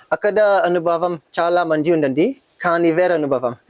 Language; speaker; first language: Telugu; non-native, learner; French